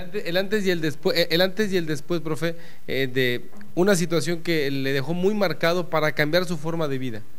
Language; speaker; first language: Spanish; native; Spanish